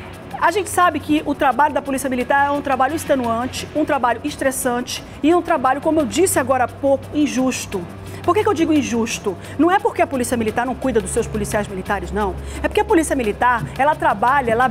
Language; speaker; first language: Portuguese; native; Portuguese